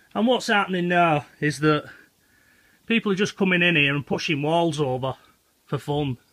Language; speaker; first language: English; native; English